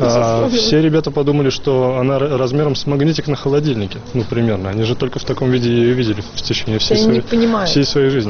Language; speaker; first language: Russian; native; Russian